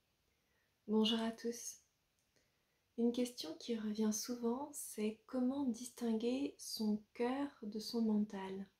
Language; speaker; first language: French; native; French